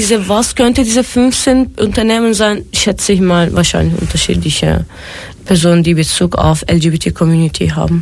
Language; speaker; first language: German; non-native, fluent; Turkish